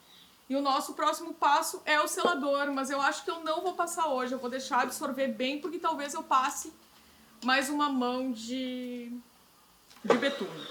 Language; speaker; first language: Portuguese; native; Portuguese